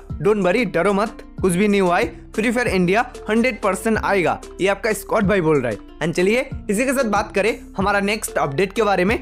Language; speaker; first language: Hindi; non-native, local second language; Bangla